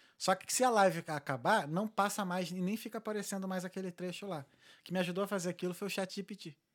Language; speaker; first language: Portuguese; native; Portuguese